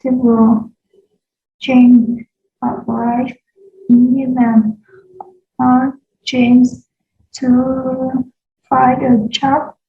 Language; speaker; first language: English; non-native, learner; Vietnamese